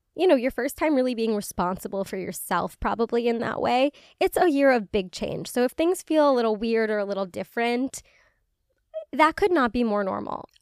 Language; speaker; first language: English; native; English